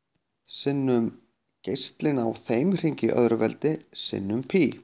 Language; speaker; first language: Icelandic; native; Icelandic